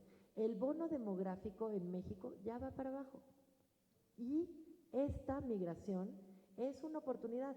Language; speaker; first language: Spanish; native; Spanish